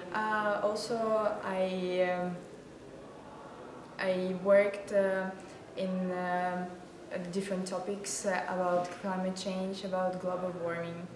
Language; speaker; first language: English; non-native, learner; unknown